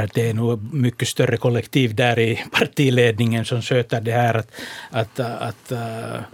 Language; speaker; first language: Swedish; non-native, local second language; Finnish